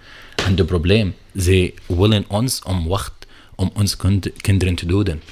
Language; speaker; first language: Dutch; non-native, learner; Arabic